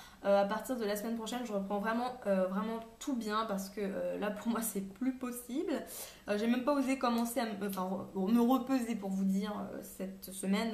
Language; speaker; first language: French; native; French